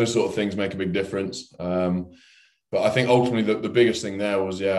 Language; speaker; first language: English; native; English